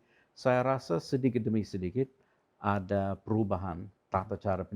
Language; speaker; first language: Indonesian; non-native, fluent; English